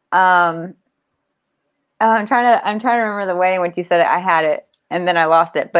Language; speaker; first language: English; native; English